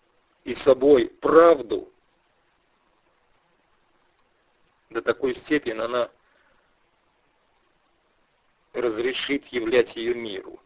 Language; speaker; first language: Russian; native; Russian